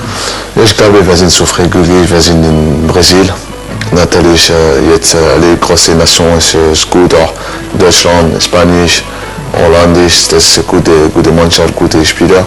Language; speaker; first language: German; non-native, learner; French